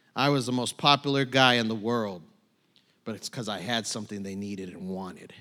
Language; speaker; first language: English; native; English